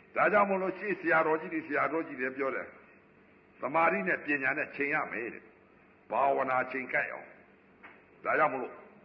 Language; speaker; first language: Burmese; native; Burmese